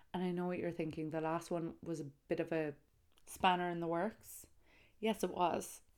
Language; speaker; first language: English; native; English